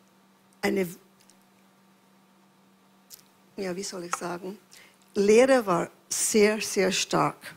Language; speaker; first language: German; non-native, fluent; English